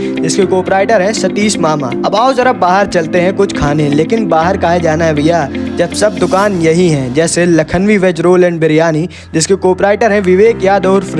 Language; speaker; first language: Hindi; native; Hindi